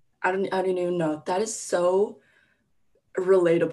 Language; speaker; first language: English; native; English